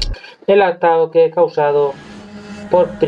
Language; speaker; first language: Spanish; native; Spanish